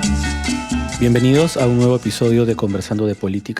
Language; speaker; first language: Spanish; native; Spanish